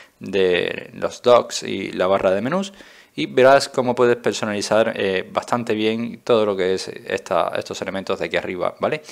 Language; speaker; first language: Spanish; native; Spanish